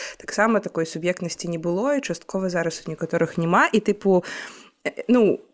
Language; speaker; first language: Belarusian; non-native, local second language; Russian